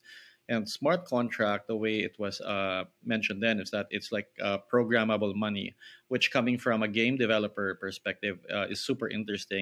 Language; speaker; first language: English; non-native, local second language; Filipino